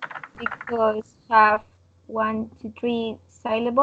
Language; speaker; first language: English; non-native, learner; Spanish